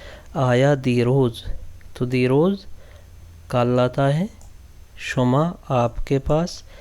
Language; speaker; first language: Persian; non-native, fluent; Urdu